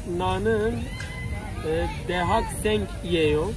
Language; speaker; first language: Korean; non-native, learner; Kurdish